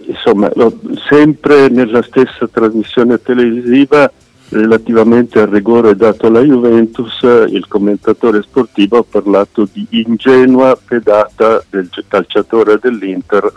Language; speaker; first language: Italian; native; Italian